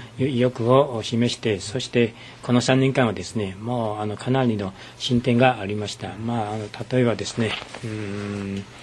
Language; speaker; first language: Japanese; non-native, fluent; Chinese